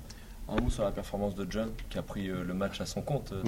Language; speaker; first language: French; native; French